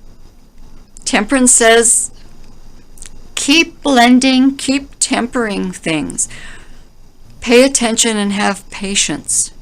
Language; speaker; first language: English; native; English